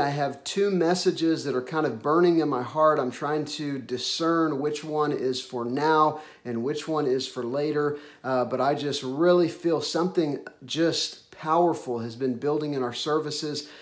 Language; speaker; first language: English; native; English